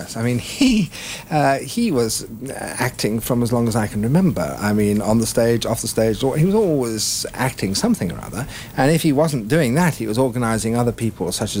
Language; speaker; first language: English; native; English